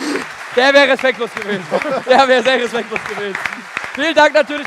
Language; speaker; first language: German; native; German